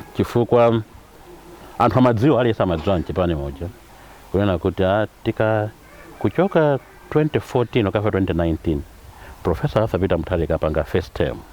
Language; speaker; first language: Nyanja; native; Nyanja